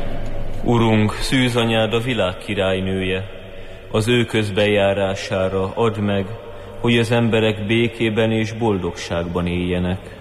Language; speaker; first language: Hungarian; native; Hungarian